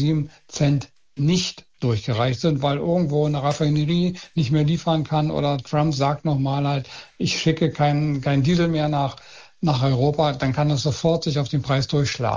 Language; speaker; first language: German; native; German